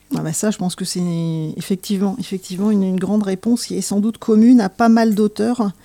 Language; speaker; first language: French; native; French